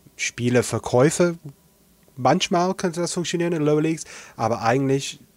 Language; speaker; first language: German; non-native, fluent; English